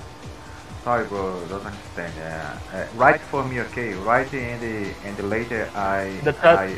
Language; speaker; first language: English; non-native, learner; Portuguese